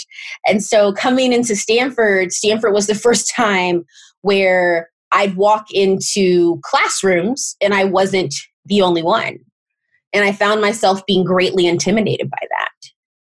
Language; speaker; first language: English; native; English